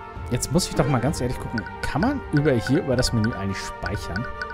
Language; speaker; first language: German; native; German